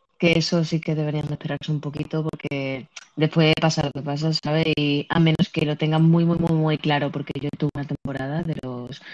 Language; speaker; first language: Spanish; native; Spanish